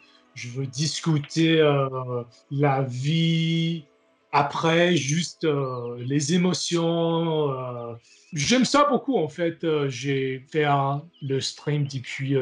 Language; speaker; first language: French; non-native, learner; English